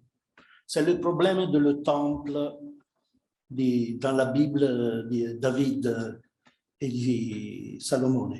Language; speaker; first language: French; non-native, fluent; Italian